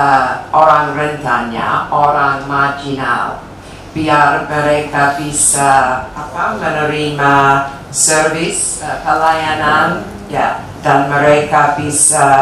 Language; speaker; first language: Indonesian; non-native, fluent; English